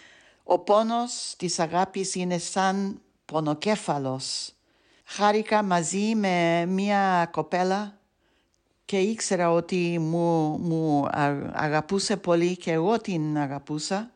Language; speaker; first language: Greek; non-native, fluent; English